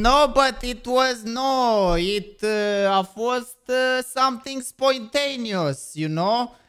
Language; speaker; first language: English; non-native, learner; Romanian